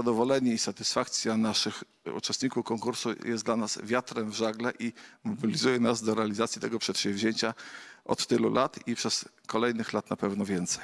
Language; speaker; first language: Polish; native; Polish